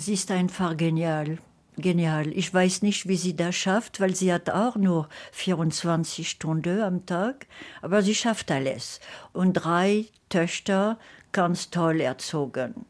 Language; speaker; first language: German; non-native, fluent; French